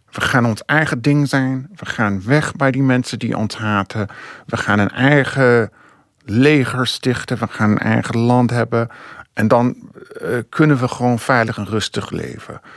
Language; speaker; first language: Dutch; non-native, fluent; English